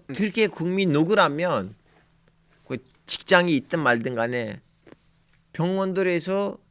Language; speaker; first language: Korean; non-native, fluent; Turkish